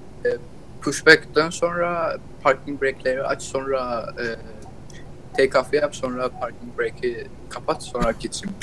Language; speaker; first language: Turkish; early bilingual, heritage; Turkish